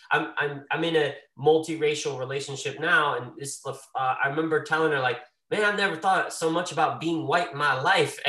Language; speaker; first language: English; native; English